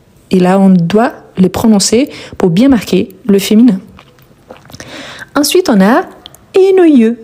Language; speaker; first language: French; native; French